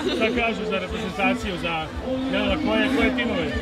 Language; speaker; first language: Serbian; native; Serbian